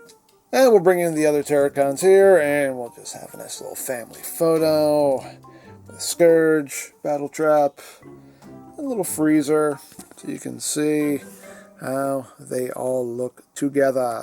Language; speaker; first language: English; native; English